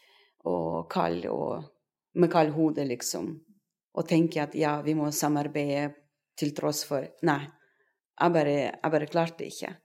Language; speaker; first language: Norwegian; non-native, fluent; Russian